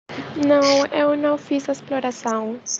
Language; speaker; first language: Portuguese; non-native, learner; Spanish